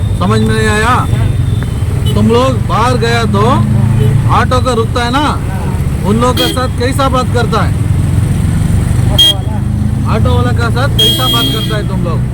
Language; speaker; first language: Hindi; non-native, local second language; Kannada